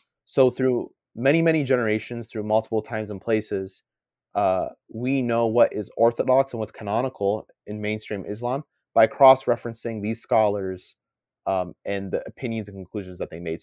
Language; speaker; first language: English; native; English